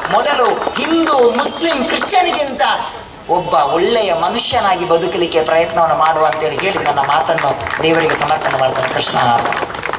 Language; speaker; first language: Kannada; non-native, local second language; Tulu